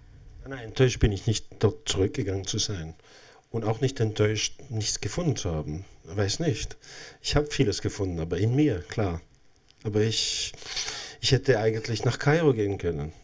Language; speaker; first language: German; non-native, local second language; French